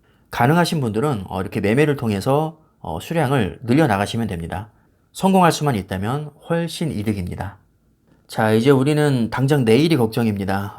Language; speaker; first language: Korean; native; Korean